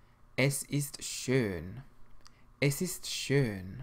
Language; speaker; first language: German; non-native, fluent; English